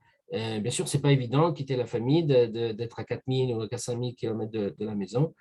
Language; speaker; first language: French; native; French